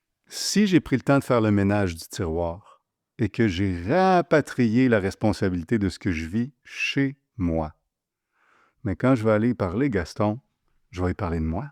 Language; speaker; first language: French; native; French